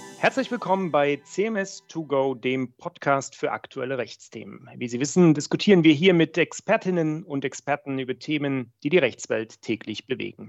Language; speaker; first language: German; native; German